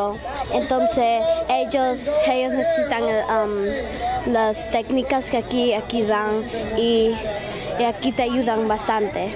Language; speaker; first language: Spanish; early bilingual, heritage; Spanish